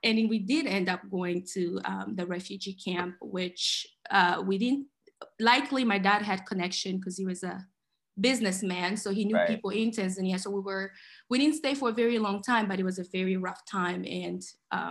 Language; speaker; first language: English; non-native, fluent; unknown